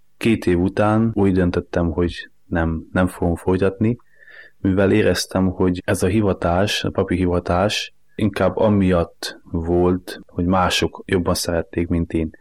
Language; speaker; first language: Hungarian; native; Hungarian